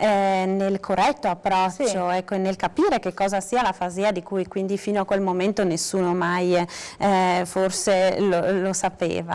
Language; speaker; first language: Italian; native; Italian